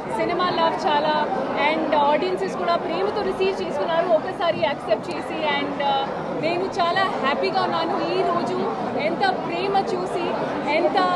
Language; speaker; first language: Telugu; non-native, learner; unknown